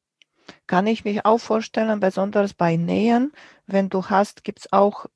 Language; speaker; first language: German; non-native, fluent; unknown